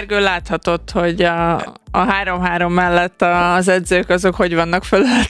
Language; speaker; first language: Hungarian; native; Hungarian